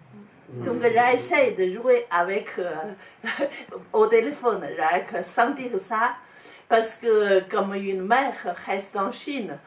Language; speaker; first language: French; non-native, learner; Chinese